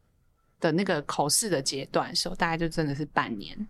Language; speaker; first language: Chinese; native; Chinese